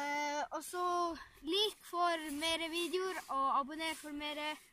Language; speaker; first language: Norwegian; non-native, local second language; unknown